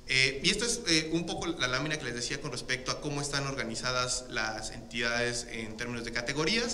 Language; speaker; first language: Spanish; native; Spanish